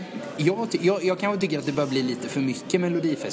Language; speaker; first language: Swedish; native; Swedish